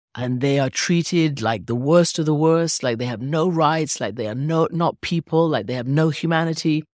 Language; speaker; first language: English; early bilingual, other home language; Persian